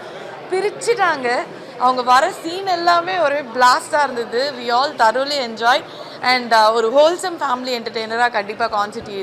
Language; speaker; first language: Tamil; native; Tamil